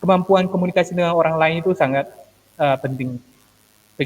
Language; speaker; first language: Indonesian; non-native, fluent; Armenian